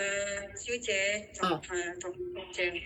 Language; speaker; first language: Cantonese; non-native, learner; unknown